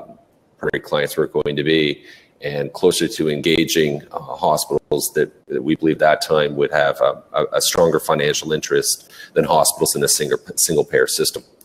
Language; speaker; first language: English; native; English